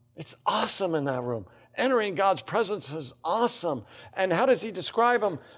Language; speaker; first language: English; native; English